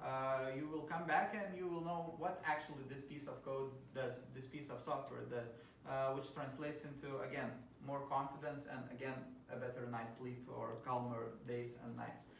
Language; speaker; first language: English; non-native, fluent; Lithuanian